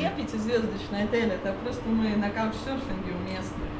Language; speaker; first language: Russian; native; Russian